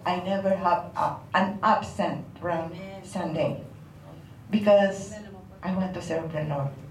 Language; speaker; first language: English; non-native, local second language; Filipino